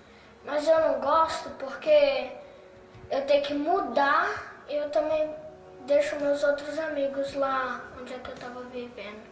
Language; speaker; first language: Portuguese; early bilingual, heritage; Portuguese